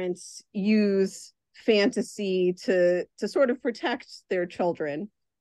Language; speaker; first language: English; native; English